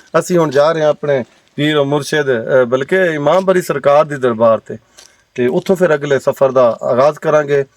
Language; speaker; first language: Punjabi; non-native, local second language; Saraiki